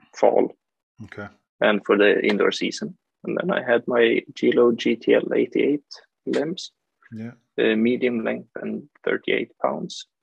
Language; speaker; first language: English; non-native, fluent; Swedish